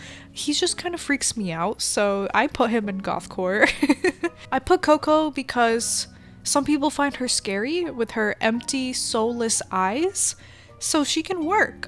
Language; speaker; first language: English; native; English